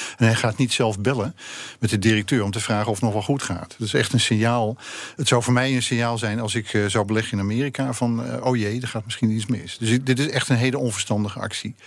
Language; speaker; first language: Dutch; native; Dutch